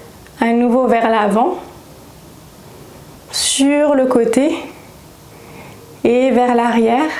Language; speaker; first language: French; native; French